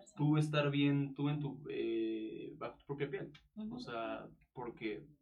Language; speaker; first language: Spanish; native; Spanish